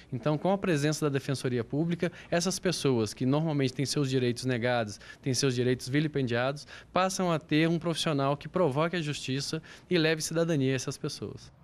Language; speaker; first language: Portuguese; native; Portuguese